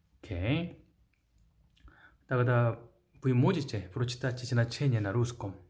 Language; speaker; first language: Russian; non-native, learner; Korean